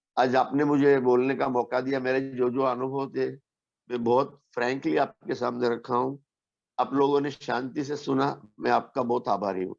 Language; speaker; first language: Hindi; non-native, local second language; Marathi